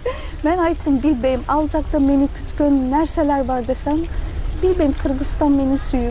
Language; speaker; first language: Kyrgyz; non-native, fluent; Turkish